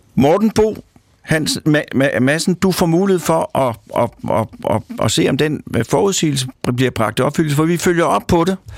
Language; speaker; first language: Danish; native; Danish